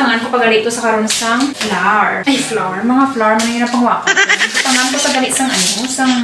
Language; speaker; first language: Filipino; non-native, local second language; Hiligaynon